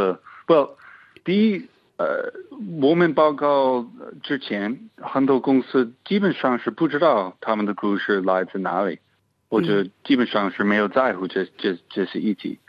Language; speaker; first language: Chinese; non-native, fluent; English